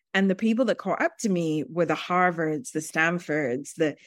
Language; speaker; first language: English; native; English